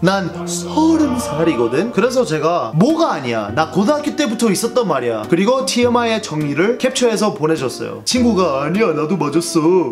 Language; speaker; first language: Korean; non-native, fluent; English